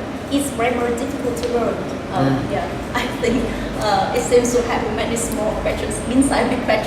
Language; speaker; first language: English; non-native, learner; Vietnamese